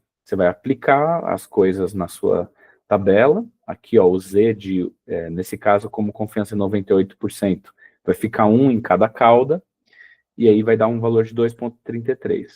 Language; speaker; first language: Portuguese; native; Portuguese